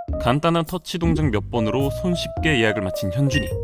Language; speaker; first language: Korean; native; Korean